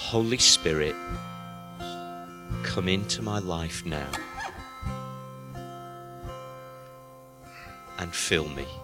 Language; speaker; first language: English; native; English